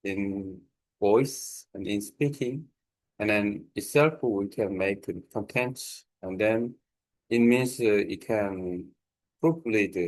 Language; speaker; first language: English; non-native, learner; Korean